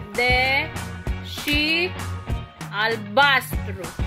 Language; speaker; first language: Romanian; non-native, learner; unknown